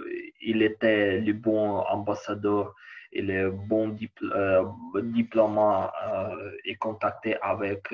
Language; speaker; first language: French; non-native, learner; Ukrainian